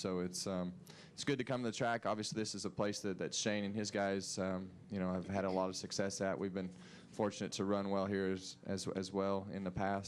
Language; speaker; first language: English; native; English